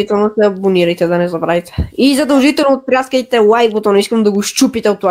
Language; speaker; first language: Bulgarian; native; Bulgarian